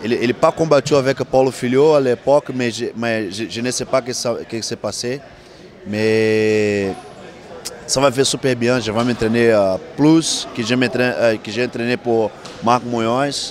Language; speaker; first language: French; non-native, learner; Portuguese